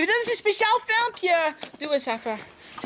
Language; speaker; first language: Dutch; native; Dutch